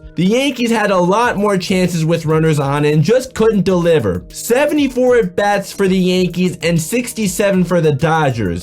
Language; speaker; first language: English; native; English